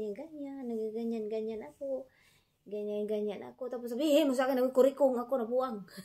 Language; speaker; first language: Filipino; non-native, local second language; Cebuano